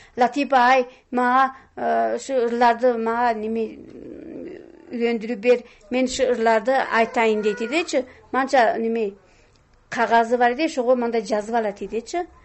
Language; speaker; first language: Kyrgyz; non-native, local second language; Tajik